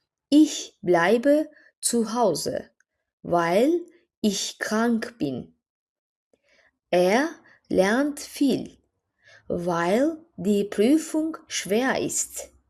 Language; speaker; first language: German; non-native, fluent; Azerbaijani